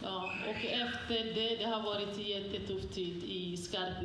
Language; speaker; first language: Swedish; non-native, fluent; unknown